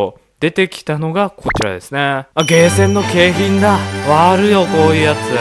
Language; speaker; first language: Japanese; native; Japanese